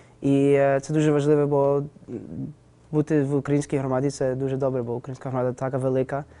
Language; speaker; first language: Ukrainian; early bilingual, heritage; Ukrainian